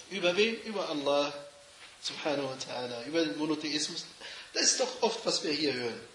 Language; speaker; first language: German; non-native, fluent; Arabic